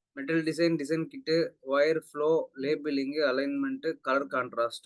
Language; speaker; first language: English; non-native, local second language; Tamil